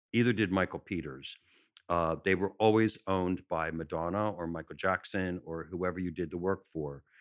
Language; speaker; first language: English; native; English